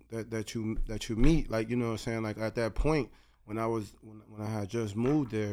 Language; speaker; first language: English; early bilingual, other home language; Spanish